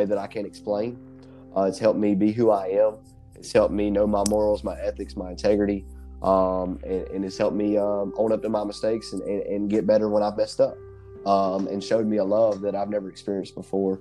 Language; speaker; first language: English; native; English